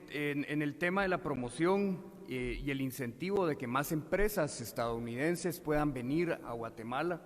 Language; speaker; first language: Spanish; native; Spanish